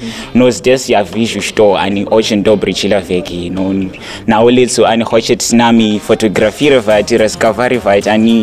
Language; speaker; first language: Russian; non-native, learner; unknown